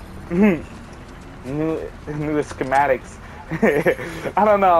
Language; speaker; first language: English; early bilingual, other home language; Spanish